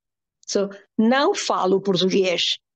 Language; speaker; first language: Portuguese; non-native, fluent; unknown